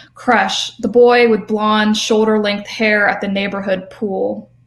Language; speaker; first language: English; native; English